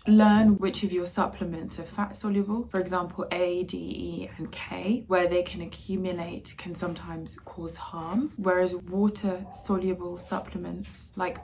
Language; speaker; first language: English; native; English